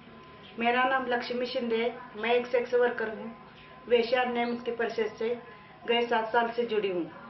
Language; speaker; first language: Hindi; non-native, local second language; Marathi